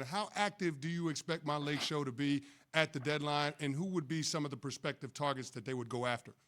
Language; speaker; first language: English; native; English